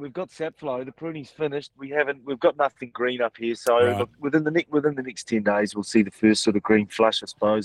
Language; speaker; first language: English; native; English